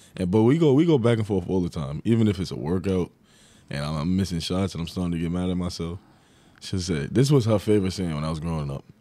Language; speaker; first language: English; native; English